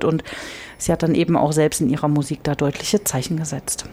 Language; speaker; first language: German; native; German